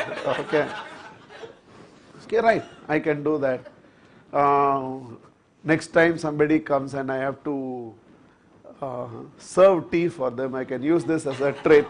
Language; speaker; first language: English; non-native, local second language; Tamil